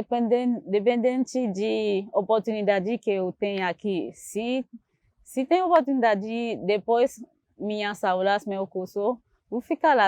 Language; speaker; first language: Portuguese; non-native, learner; Haitian Creole